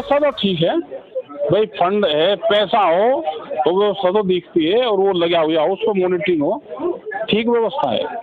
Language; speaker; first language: Hindi; native; Hindi